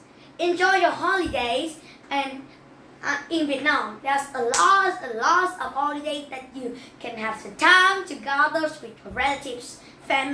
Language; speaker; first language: English; non-native, learner; Vietnamese